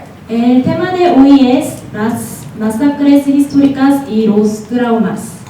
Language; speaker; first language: Spanish; non-native, learner; Korean